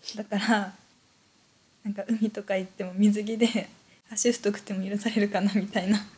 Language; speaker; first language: Japanese; native; Japanese